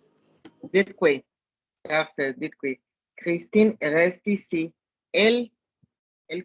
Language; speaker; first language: French; non-native, fluent; Spanish